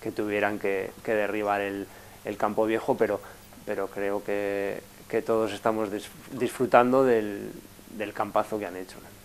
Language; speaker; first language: Spanish; native; Spanish